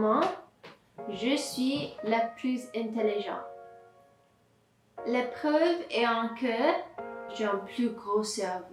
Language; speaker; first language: French; non-native, learner; English